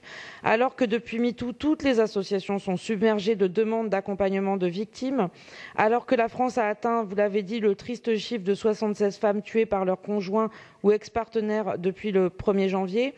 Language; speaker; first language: French; native; French